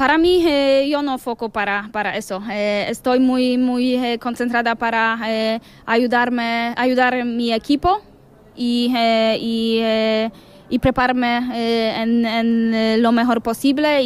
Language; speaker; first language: Spanish; non-native, learner; Polish